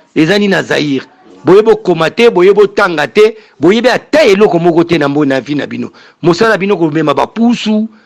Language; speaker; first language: Lingala; native; Lingala